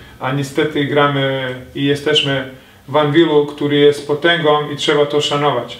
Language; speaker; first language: Polish; non-native, fluent; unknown